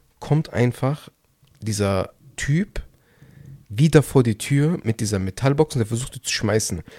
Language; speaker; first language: German; early bilingual, other home language; Turkish